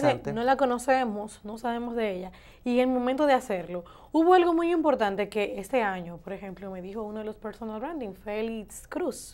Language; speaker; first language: Spanish; native; Spanish